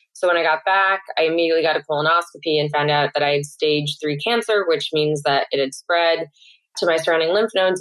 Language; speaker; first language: English; native; English